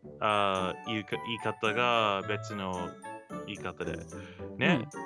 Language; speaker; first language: Japanese; non-native, learner; English